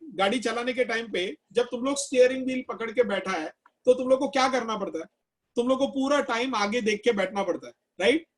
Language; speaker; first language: Hindi; non-native, local second language; Malayalam